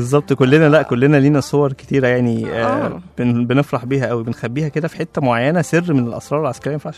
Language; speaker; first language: Arabic; native; Arabic